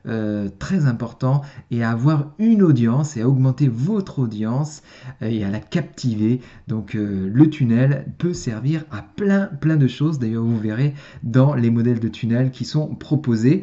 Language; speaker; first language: French; native; French